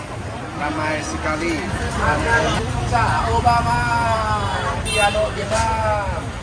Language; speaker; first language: Indonesian; non-native, learner; Vietnamese